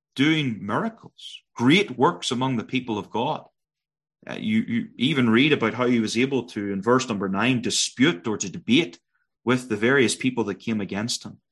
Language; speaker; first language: English; native; English